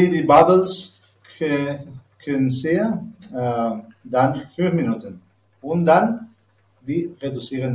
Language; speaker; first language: German; non-native, learner; Spanish